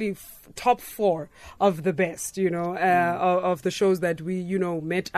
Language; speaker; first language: English; non-native, local second language; Xhosa